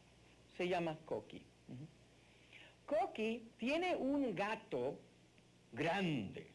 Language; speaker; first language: Spanish; non-native, fluent; English